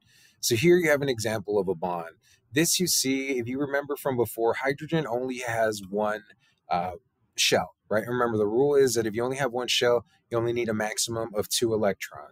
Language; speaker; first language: English; native; English